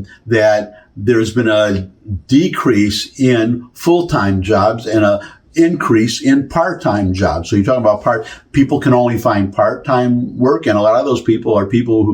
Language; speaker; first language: English; native; English